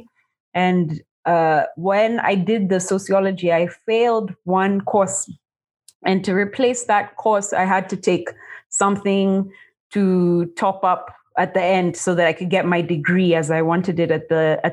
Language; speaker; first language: English; non-native, local second language; Kamba